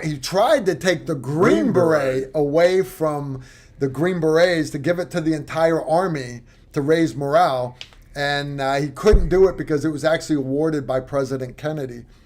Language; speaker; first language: English; native; English